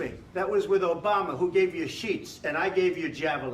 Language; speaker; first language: English; native; English